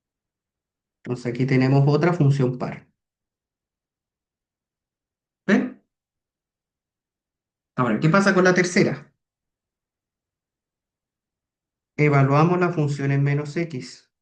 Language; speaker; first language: Spanish; native; Spanish